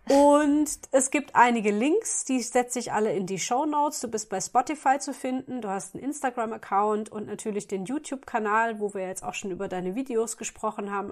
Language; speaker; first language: German; native; German